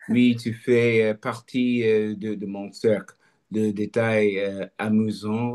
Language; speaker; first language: French; non-native, learner; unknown